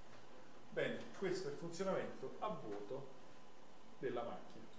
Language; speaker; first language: Italian; native; Italian